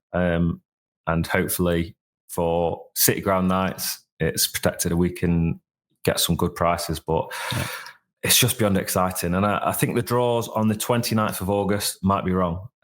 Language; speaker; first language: English; native; English